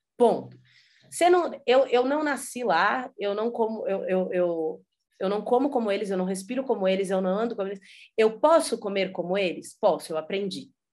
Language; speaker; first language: Portuguese; early bilingual, heritage; Portuguese